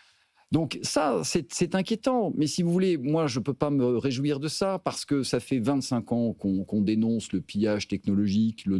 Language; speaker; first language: French; native; French